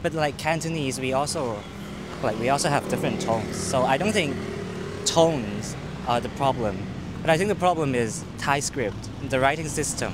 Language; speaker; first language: English; non-native, local second language; Cantonese